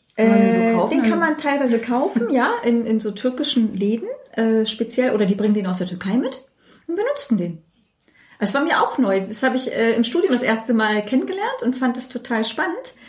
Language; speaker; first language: German; native; German